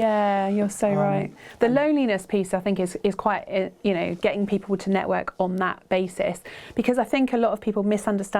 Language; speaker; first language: English; native; English